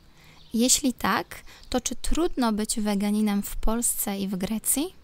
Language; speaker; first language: Polish; non-native, local second language; Ukrainian